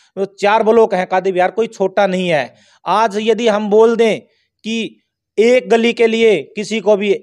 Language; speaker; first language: Hindi; native; Hindi